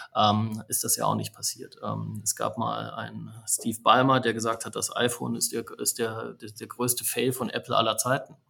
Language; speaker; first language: German; native; German